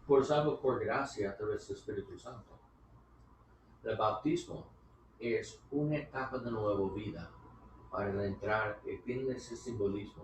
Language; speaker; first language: Spanish; non-native, learner; English